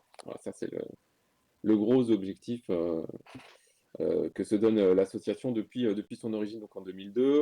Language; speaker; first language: French; native; French